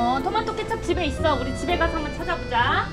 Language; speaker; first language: Korean; native; Korean